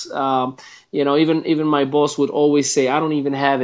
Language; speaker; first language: English; non-native, fluent; Arabic